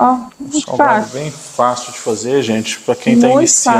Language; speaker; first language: Portuguese; native; Portuguese